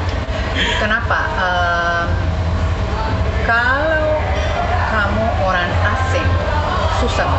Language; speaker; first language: Indonesian; non-native, fluent; Spanish